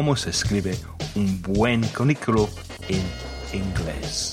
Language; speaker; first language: Spanish; non-native, fluent; English